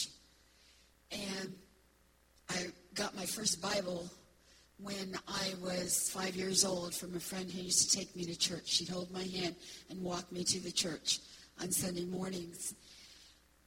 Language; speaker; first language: English; native; English